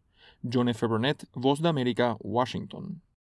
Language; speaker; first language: Spanish; native; Spanish